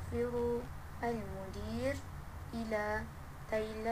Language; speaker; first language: Arabic; non-native, learner; Malay